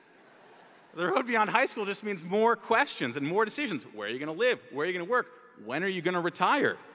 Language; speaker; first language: English; native; English